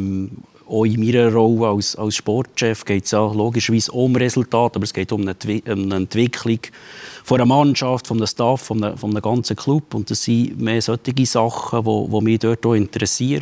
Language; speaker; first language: German; native; German